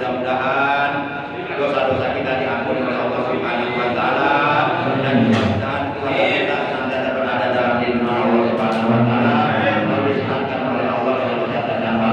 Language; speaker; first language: Indonesian; non-native, local second language; Javanese